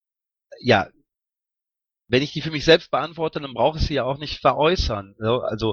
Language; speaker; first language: German; native; German